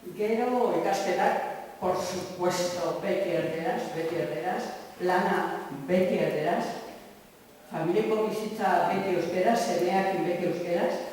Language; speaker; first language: Basque; native; Basque